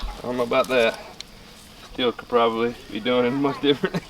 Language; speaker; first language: English; native; English